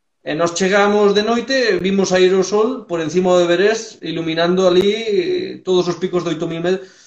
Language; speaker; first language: Galician; early bilingual, heritage; Galician